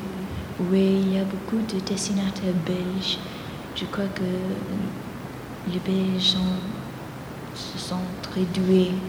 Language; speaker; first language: French; non-native, fluent; Greek